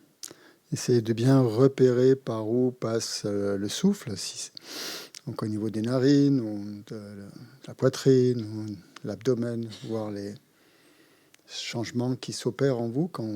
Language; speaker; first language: French; native; French